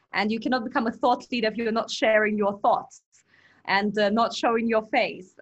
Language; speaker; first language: English; non-native, fluent; Russian